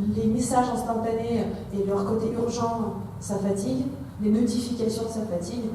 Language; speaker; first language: French; non-native, fluent; Russian